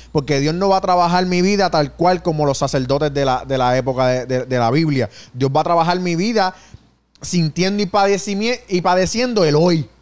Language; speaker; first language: Spanish; native; Spanish